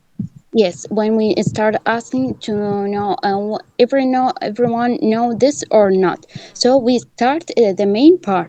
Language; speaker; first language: English; non-native, learner; Arabic